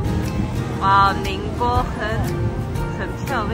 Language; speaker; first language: Chinese; non-native, learner; English